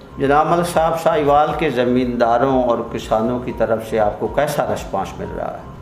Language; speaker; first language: Urdu; non-native, local second language; Punjabi